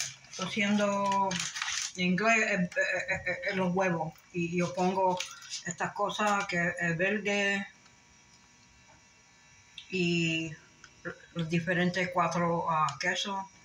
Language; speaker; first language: Spanish; non-native, learner; English